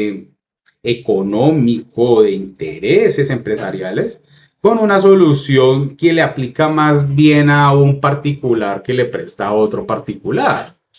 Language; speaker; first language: Spanish; native; Spanish